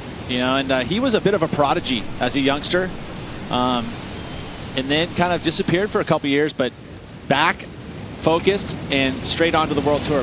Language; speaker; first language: English; native; English